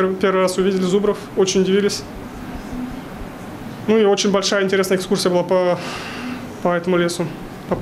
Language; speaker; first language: Russian; native; Russian